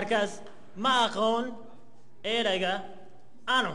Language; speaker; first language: Somali; non-native, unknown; Spanish